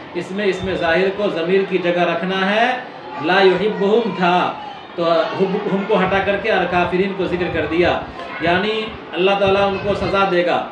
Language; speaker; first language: Urdu; native; Urdu